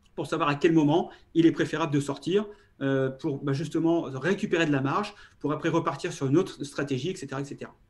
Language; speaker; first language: French; native; French